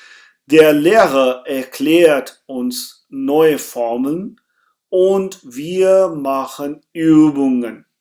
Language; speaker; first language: German; non-native, fluent; Urdu